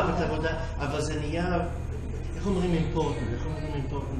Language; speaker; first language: Hebrew; early bilingual, heritage; English